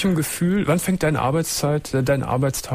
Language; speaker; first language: German; native; German